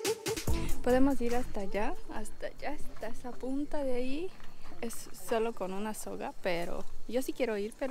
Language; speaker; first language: Spanish; native; Spanish